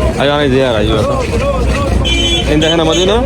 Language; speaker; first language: Arabic; non-native, learner; Bangla